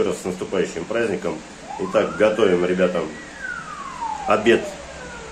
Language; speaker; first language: Russian; native; Russian